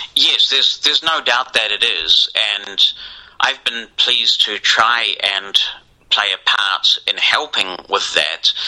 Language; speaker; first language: English; native; English